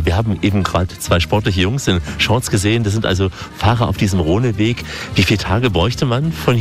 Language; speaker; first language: German; native; German